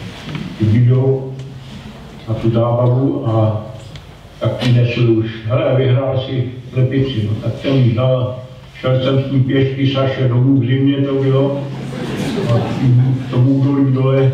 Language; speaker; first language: Czech; non-native, local second language; German